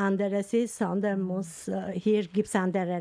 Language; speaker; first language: German; non-native, learner; Albanian